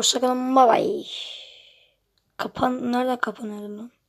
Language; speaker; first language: Turkish; native; Turkish